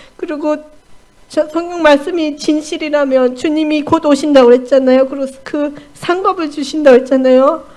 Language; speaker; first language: Korean; non-native, fluent; German